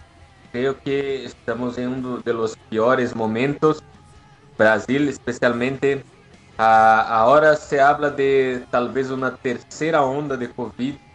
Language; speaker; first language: Spanish; non-native, learner; Portuguese